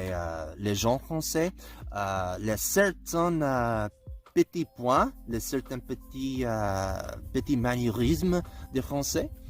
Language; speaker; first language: French; non-native, learner; English